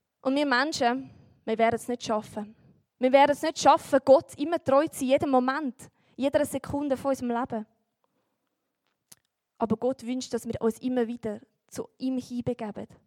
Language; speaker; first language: German; native; German